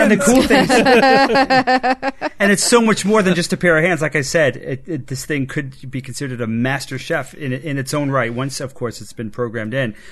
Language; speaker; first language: English; native; English